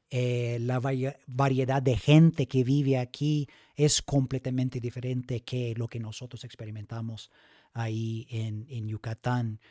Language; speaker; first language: Spanish; non-native, fluent; English